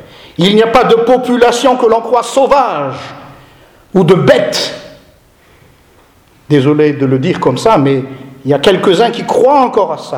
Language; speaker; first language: French; non-native, local second language; Malagasy